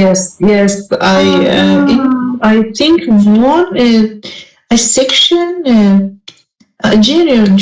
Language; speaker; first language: English; non-native, learner; Persian